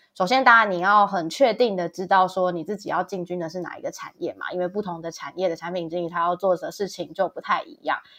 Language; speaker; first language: Chinese; native; Chinese